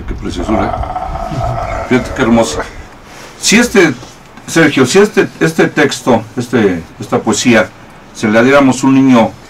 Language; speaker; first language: Spanish; native; Spanish